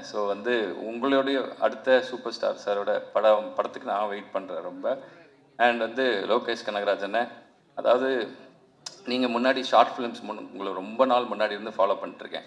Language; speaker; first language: Tamil; native; Tamil